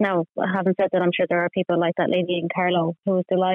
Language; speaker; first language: English; native; English